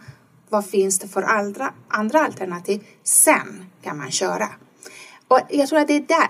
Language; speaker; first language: Swedish; non-native, fluent; Persian